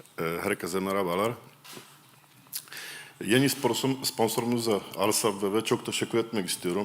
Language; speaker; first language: Turkish; non-native, learner; Polish